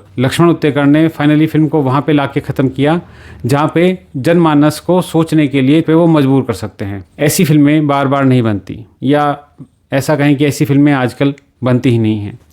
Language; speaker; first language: Hindi; native; Hindi